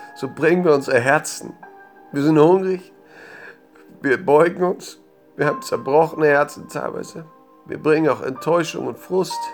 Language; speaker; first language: German; native; German